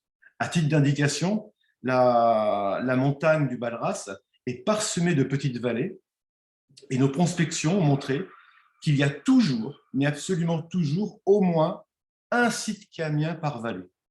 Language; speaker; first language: French; native; French